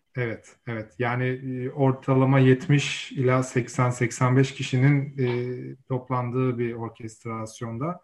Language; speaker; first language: Turkish; native; Turkish